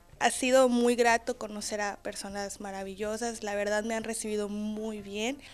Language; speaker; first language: Spanish; native; Spanish